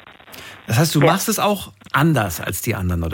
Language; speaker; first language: German; native; German